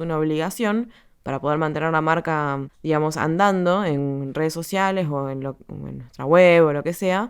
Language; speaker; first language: Spanish; native; Spanish